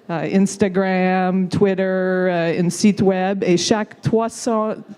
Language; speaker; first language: French; non-native, local second language; English